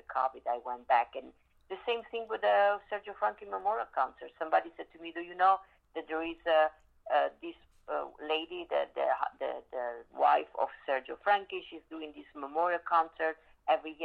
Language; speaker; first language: English; non-native, fluent; Italian